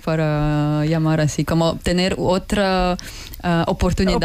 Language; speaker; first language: Spanish; non-native, learner; Russian